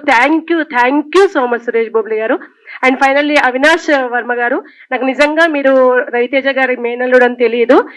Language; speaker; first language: Telugu; native; Telugu